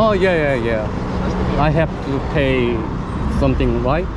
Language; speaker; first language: English; non-native, learner; Korean